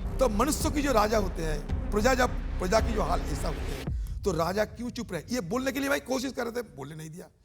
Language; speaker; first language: Hindi; non-native, local second language; Bangla